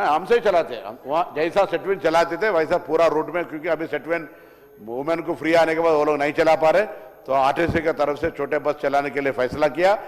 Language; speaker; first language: Hindi; non-native, local second language; Telugu